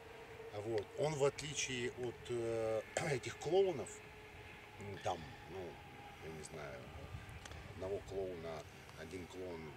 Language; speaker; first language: Russian; native; Russian